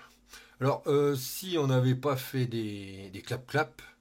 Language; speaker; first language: French; native; French